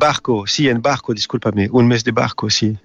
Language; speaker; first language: Spanish; non-native, fluent; French